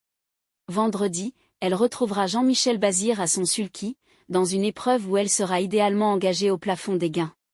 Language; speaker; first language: French; native; French